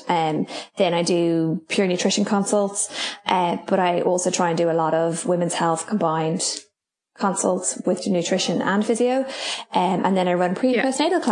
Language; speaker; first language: English; native; English